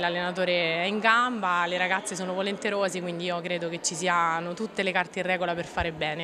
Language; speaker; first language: Italian; native; Italian